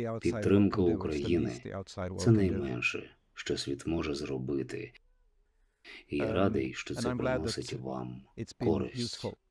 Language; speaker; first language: Ukrainian; non-native, fluent; Swedish